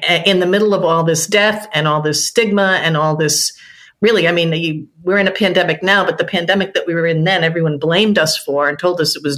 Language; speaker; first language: English; native; English